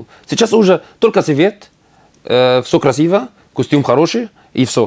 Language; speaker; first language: Russian; non-native, learner; Arabic